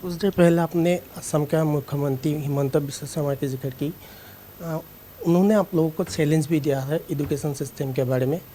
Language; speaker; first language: Hindi; non-native, local second language; Assamese